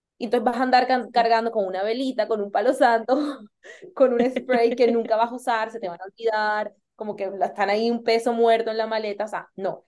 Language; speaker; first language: Spanish; native; Spanish